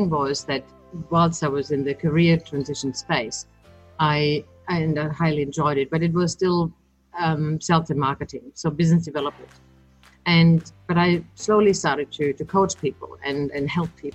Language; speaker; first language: English; non-native, fluent; German